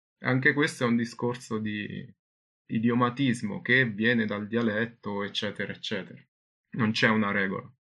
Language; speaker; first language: Italian; native; Italian